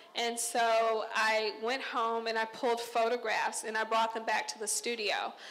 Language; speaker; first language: English; native; English